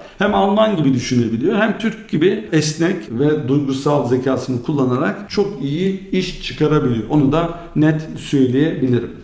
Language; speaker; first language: Turkish; early bilingual, heritage; Turkish